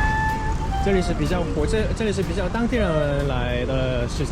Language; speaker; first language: Chinese; non-native, fluent; Korean